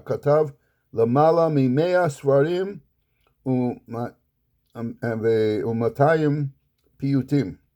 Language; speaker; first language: Hebrew; non-native, fluent; English